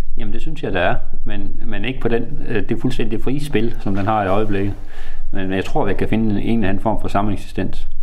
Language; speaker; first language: Danish; native; Danish